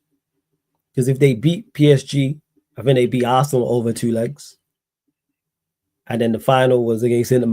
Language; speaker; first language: English; native; English